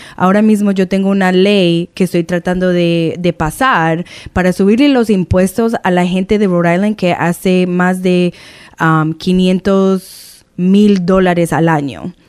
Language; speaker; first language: Spanish; early bilingual, heritage; Spanish